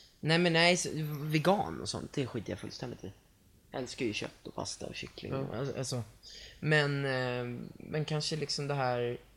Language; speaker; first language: Swedish; native; Swedish